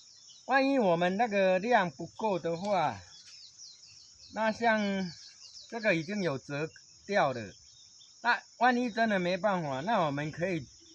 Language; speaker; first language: Chinese; non-native, local second language; Min Nan Chinese